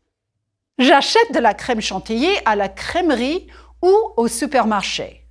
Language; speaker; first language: French; non-native, fluent; English